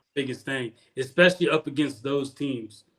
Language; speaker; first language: English; native; English